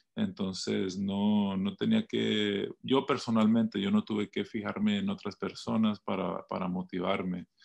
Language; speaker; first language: Spanish; early bilingual, heritage; Spanish